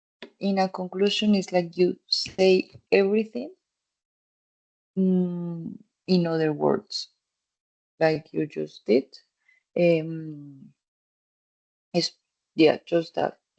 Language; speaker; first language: English; non-native, fluent; Spanish